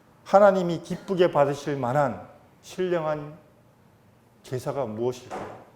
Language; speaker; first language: Korean; native; Korean